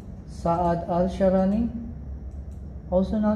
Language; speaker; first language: English; non-native, fluent; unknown